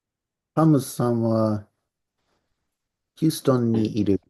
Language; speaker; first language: Japanese; non-native, learner; English